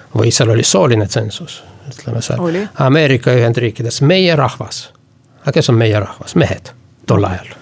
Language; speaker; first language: Estonian; non-native, local second language; Russian